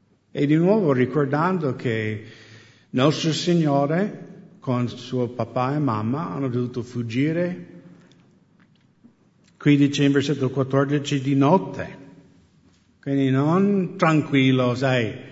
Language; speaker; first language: Italian; non-native, fluent; English